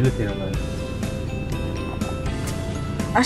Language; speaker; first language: English; non-native, learner; Korean